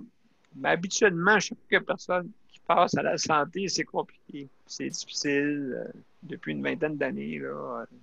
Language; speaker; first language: French; native; French